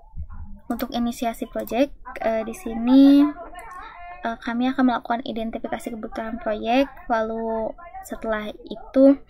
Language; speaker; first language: Indonesian; native; Indonesian